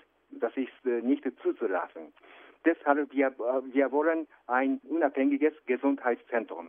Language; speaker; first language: German; non-native, fluent; Japanese